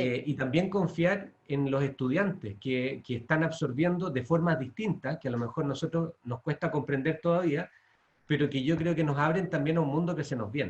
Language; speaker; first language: Spanish; native; Spanish